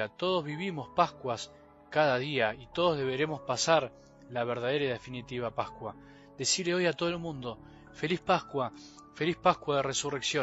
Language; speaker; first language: Spanish; native; Spanish